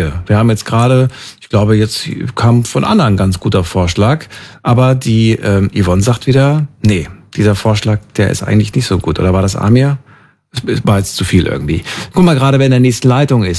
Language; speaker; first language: German; native; German